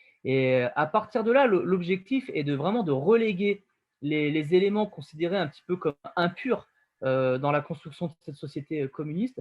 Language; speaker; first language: French; native; French